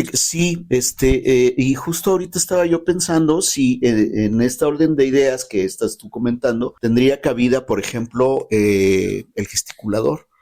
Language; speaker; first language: Spanish; native; Spanish